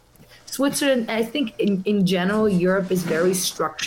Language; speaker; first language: English; non-native, fluent; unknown